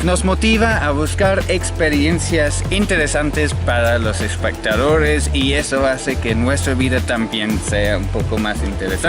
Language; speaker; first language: Spanish; non-native, fluent; English